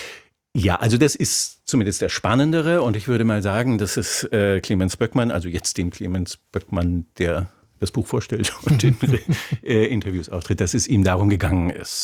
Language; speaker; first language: German; native; German